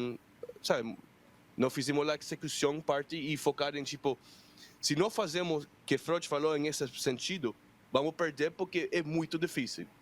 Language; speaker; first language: Portuguese; non-native, fluent; Spanish